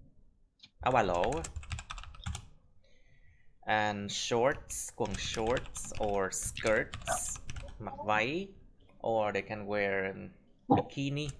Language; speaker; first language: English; non-native, fluent; Vietnamese